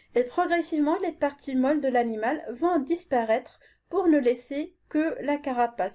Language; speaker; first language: French; non-native, local second language; Arabic